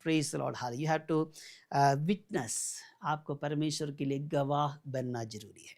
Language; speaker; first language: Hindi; non-native, local second language; Malayalam